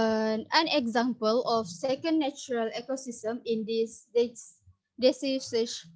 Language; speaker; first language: English; non-native, learner; Indonesian